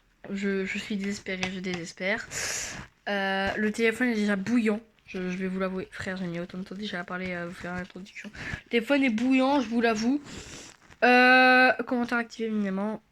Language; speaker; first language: French; native; French